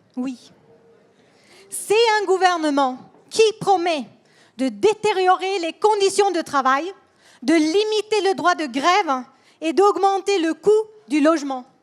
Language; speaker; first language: French; non-native, fluent; Swedish